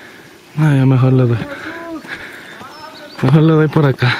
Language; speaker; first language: Spanish; early bilingual, heritage; Spanish